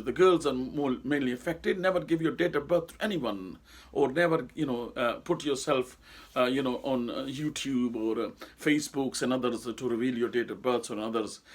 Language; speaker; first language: English; non-native, local second language; Urdu